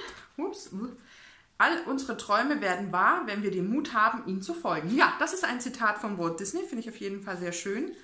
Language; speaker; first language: German; native; German